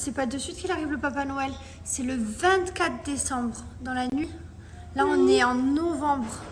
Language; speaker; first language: French; native; French